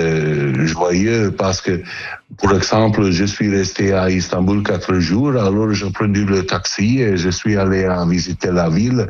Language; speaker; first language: French; non-native, fluent; Italian